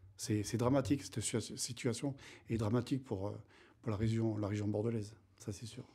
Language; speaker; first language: French; native; French